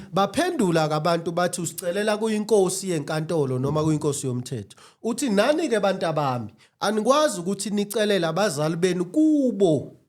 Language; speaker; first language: Zulu; native; Zulu